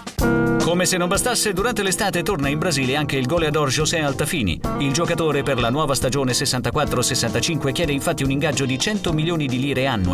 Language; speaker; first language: Italian; native; Italian